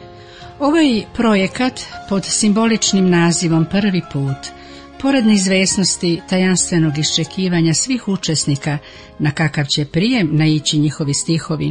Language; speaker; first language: Serbian; native; Serbian